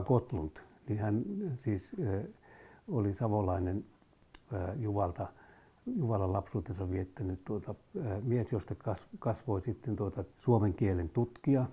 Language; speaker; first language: Finnish; native; Finnish